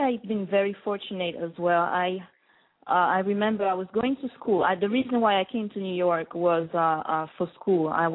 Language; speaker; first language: English; non-native, fluent; French